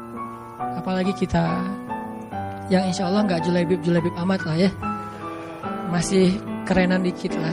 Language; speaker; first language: Indonesian; native; Indonesian